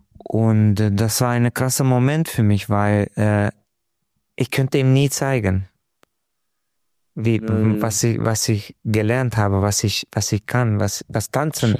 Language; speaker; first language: German; non-native, local second language; Hungarian